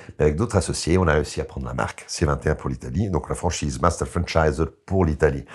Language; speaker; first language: French; non-native, fluent; Italian